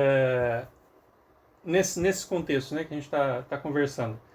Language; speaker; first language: Portuguese; native; Portuguese